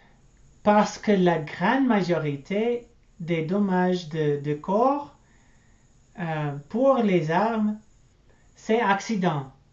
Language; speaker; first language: French; non-native, learner; English